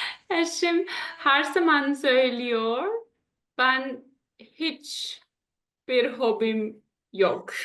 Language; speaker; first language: Turkish; non-native, learner; German